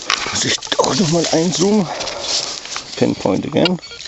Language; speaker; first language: German; native; German